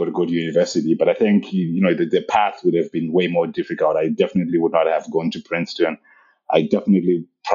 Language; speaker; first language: English; non-native, local second language; Shona